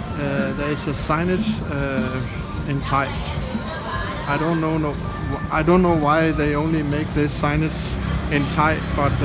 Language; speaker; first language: English; non-native, fluent; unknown